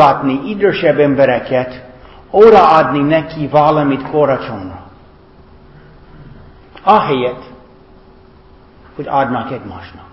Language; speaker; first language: Hungarian; non-native, learner; English